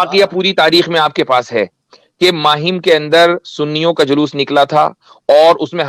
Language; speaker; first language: Hindi; native; Hindi